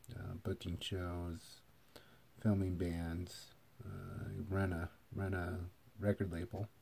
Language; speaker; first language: English; native; English